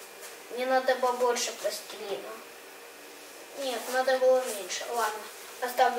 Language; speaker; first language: Russian; early bilingual, heritage; Russian